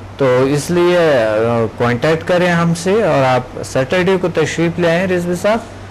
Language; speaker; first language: Urdu; non-native, local second language; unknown